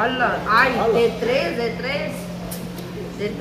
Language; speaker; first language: Spanish; early bilingual, other home language; Korean